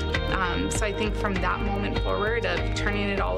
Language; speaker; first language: English; native; English